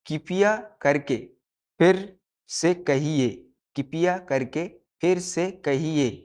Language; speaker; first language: Hindi; non-native, local second language; Bangla